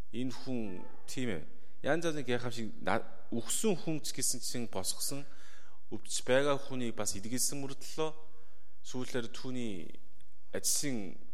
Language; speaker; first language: Mongolian; non-native, fluent; Korean